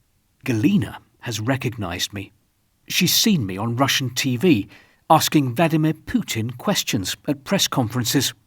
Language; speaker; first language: English; native; English